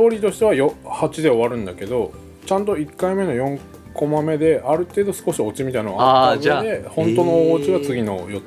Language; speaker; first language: Japanese; native; Japanese